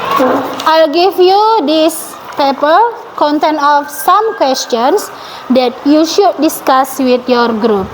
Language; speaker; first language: English; non-native, learner; Indonesian